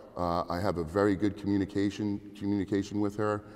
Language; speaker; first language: English; native; English